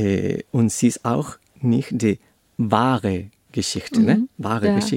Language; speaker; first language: German; non-native, learner; Spanish